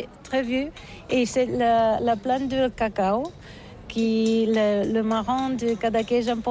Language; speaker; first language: French; non-native, learner; Catalan